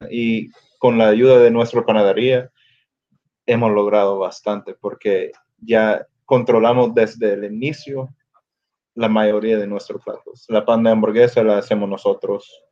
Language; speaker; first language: Spanish; early bilingual, other home language; English